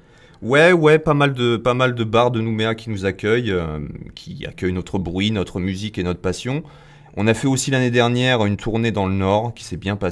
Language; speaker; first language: French; native; French